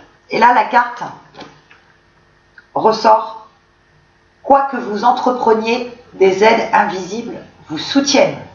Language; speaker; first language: French; native; French